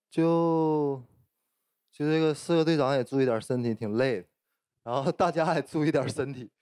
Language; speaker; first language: Chinese; native; Chinese